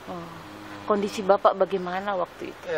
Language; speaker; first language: Indonesian; native; Indonesian